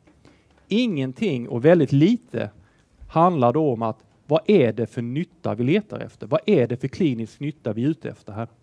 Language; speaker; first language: Swedish; native; Swedish